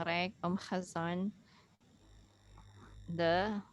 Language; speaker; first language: Dutch; non-native, learner; Indonesian